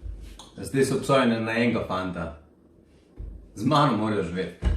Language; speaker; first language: Slovenian; native; Slovenian